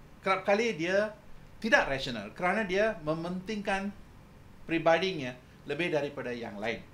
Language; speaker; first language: Malay; non-native, local second language; Tamil